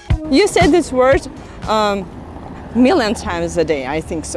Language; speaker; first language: English; non-native, learner; Russian